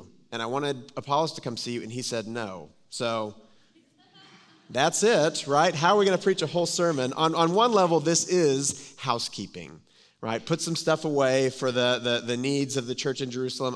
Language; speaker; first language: English; native; English